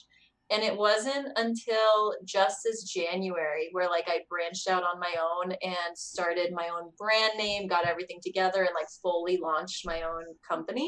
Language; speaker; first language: English; native; English